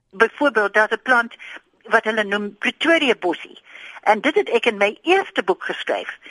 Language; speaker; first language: Afrikaans; non-native, local second language; English